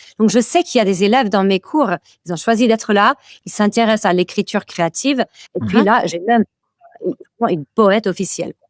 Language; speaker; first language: French; non-native, fluent; English